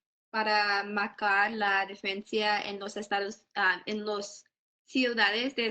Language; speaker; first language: Spanish; non-native, learner; English